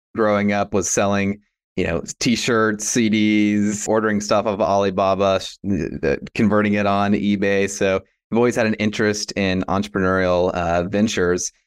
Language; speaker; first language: English; native; English